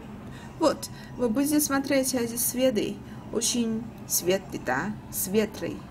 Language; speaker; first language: Russian; non-native, learner; Chinese